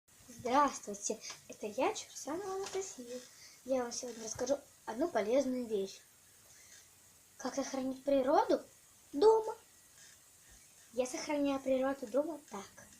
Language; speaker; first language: Russian; native; Russian